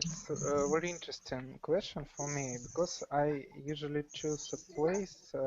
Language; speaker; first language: English; non-native, learner; Russian